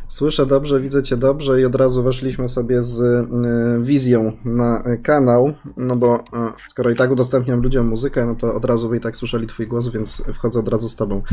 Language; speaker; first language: Polish; native; Polish